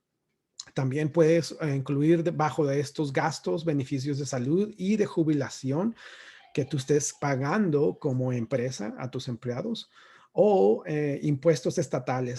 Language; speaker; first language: Spanish; native; Spanish